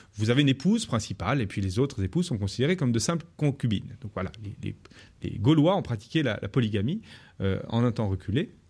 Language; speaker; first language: French; native; French